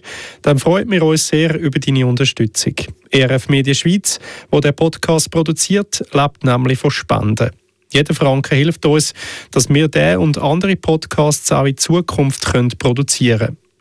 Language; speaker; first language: German; native; German